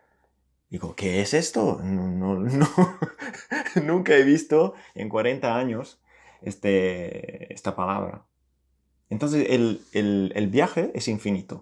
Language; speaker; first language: Spanish; non-native, fluent; Italian